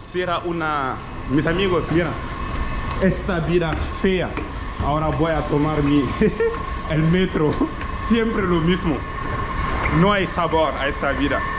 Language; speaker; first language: Spanish; non-native, learner; French